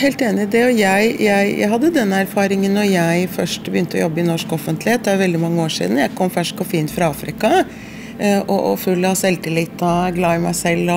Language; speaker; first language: Norwegian; early bilingual, heritage; Norwegian